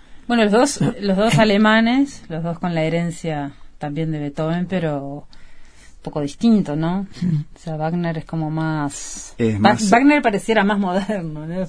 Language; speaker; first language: Spanish; native; Spanish